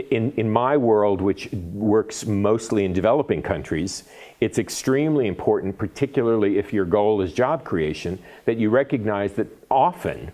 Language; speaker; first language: English; native; English